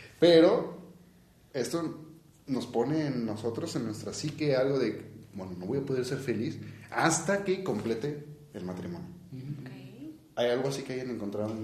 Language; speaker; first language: Spanish; native; Spanish